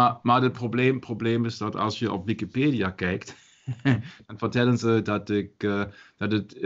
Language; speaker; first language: Dutch; non-native, fluent; German